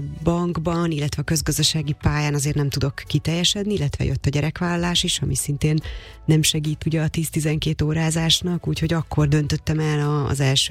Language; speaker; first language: Hungarian; native; Hungarian